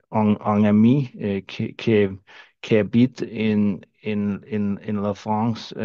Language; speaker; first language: French; non-native, learner; Danish